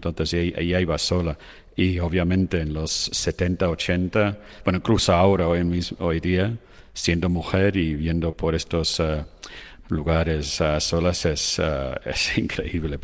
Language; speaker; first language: Spanish; non-native, fluent; English